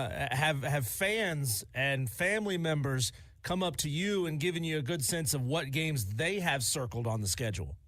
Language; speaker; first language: English; native; English